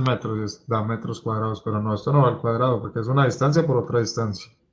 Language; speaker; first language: Spanish; native; Spanish